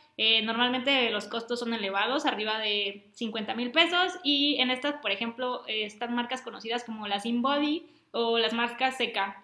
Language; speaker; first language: Spanish; native; Spanish